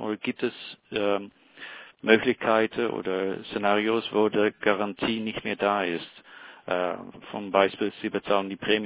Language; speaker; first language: German; non-native, fluent; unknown